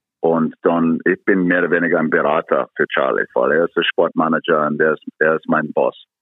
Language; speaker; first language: German; non-native, fluent; English